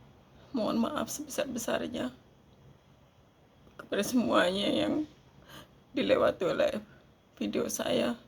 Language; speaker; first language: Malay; non-native, local second language; Javanese